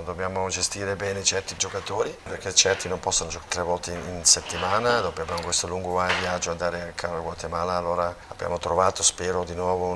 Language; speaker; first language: Italian; non-native, local second language; German